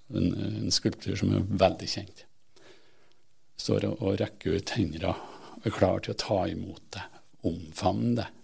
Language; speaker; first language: Norwegian; native; Norwegian